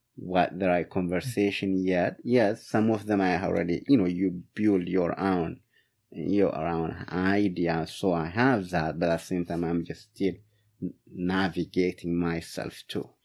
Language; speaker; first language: English; non-native, fluent; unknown